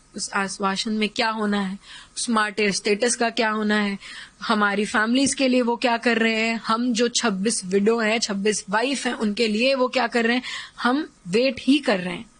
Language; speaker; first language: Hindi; native; Hindi